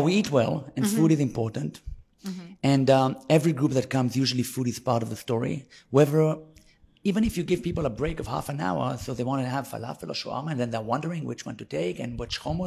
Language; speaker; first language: English; non-native, fluent; Hebrew